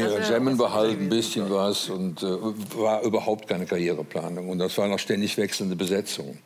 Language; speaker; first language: German; native; German